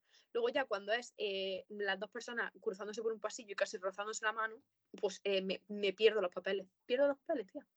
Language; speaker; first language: Spanish; native; Spanish